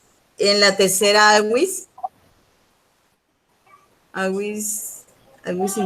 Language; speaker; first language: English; non-native, learner; Spanish